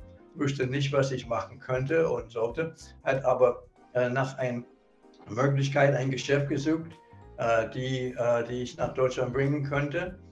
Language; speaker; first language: German; non-native, fluent; English